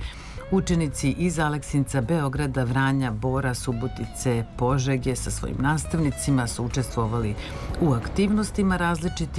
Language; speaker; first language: Serbian; native; Serbian